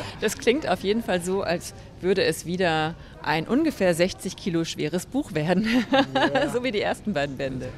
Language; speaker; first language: German; native; German